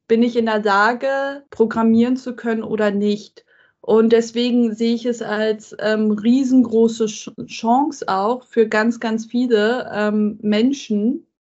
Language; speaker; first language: German; early bilingual, other home language; Persian